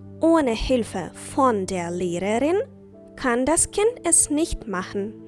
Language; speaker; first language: German; non-native, fluent; Ukrainian